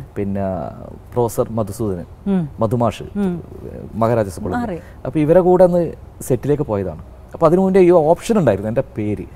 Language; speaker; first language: Malayalam; native; Malayalam